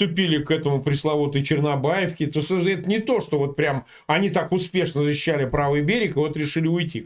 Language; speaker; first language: Russian; native; Russian